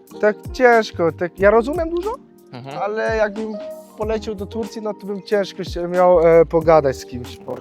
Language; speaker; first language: Polish; early bilingual, heritage; Polish